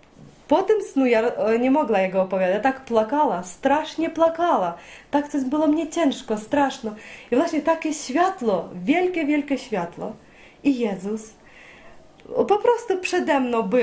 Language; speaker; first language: Polish; non-native, learner; Ukrainian